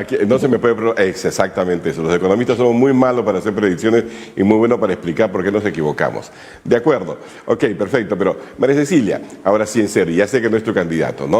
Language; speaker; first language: Spanish; native; Spanish